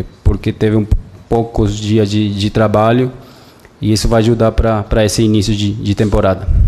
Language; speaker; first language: Portuguese; non-native, fluent; Spanish